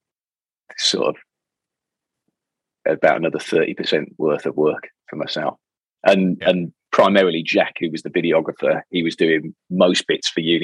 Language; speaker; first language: English; native; English